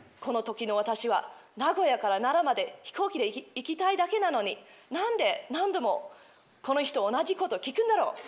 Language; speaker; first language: Japanese; non-native, fluent; English